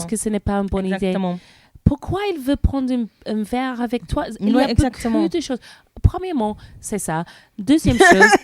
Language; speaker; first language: French; non-native, learner; English